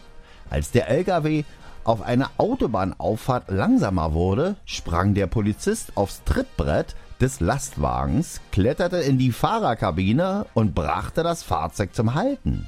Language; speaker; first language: German; native; German